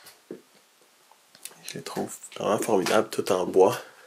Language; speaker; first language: French; native; French